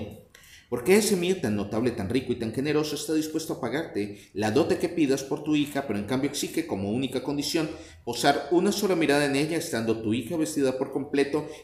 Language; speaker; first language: Spanish; native; Spanish